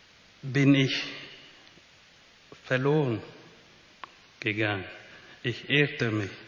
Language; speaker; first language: German; non-native, fluent; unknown